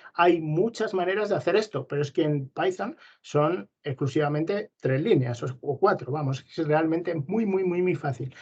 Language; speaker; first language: Spanish; native; Spanish